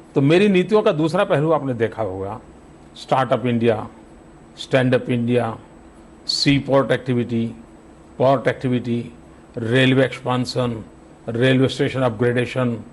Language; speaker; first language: Hindi; non-native, local second language; Gujarati